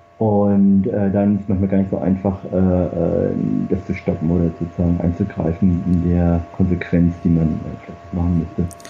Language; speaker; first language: German; early bilingual, other home language; Korean